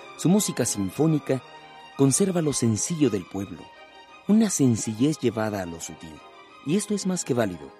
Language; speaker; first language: Spanish; native; Spanish